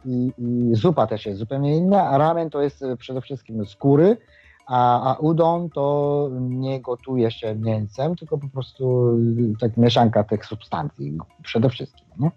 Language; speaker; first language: Polish; non-native, fluent; Japanese